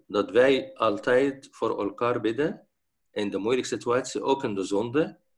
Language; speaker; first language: Dutch; non-native, fluent; Arabic